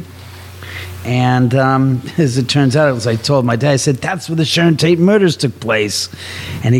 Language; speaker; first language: English; native; English